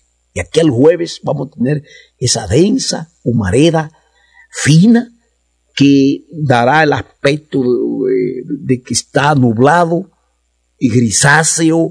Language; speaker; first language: Spanish; native; Spanish